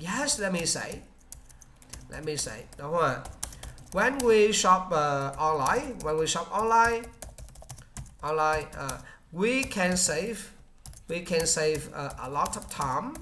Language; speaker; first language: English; non-native, learner; Vietnamese